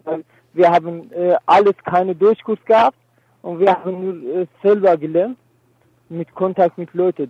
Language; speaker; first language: German; non-native, learner; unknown